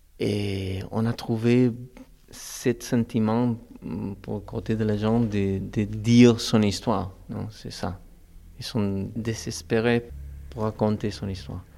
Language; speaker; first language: French; non-native, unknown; Spanish